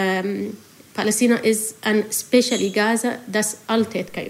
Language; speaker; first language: Dutch; non-native, learner; Arabic